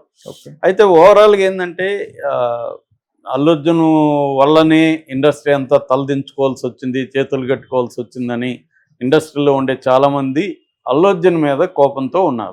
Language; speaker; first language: Telugu; native; Telugu